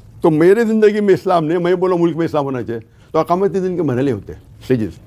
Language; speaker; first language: Urdu; non-native, local second language; Konkani